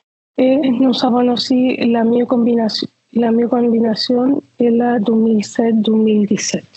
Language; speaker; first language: French; non-native, fluent; Spanish